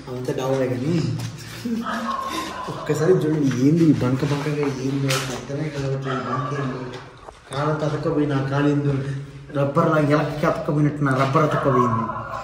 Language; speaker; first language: Telugu; native; Telugu